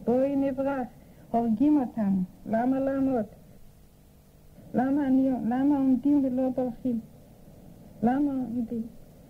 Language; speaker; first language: Hebrew; non-native, fluent; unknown